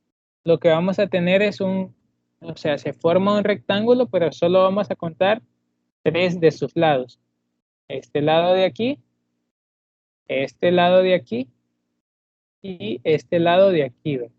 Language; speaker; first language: Spanish; native; Spanish